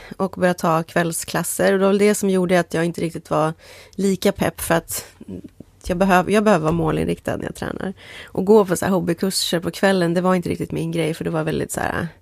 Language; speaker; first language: Swedish; native; Swedish